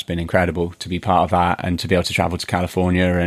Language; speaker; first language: English; native; English